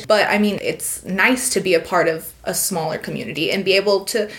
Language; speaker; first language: English; native; English